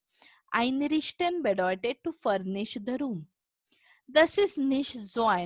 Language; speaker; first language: German; non-native, fluent; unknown